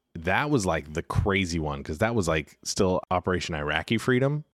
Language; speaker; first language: English; native; English